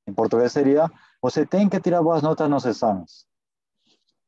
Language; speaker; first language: Portuguese; non-native, fluent; Spanish